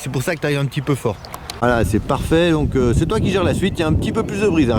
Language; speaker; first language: French; native; French